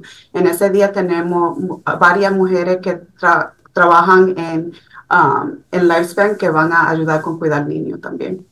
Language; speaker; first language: Spanish; early bilingual, heritage; Spanish